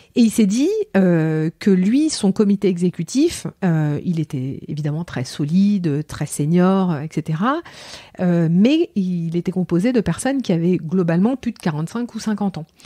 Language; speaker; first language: French; native; French